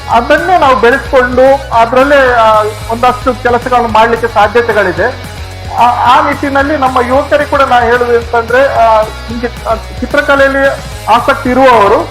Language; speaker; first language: Kannada; native; Kannada